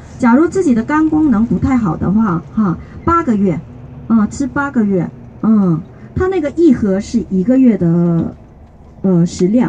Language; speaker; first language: Chinese; early bilingual, heritage; Chinese